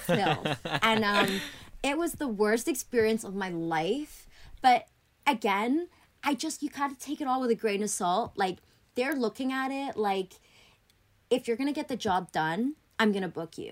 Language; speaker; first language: English; early bilingual, other home language; Greek